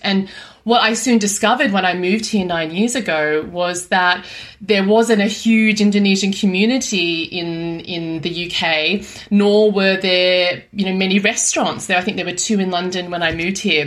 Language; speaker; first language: English; native; English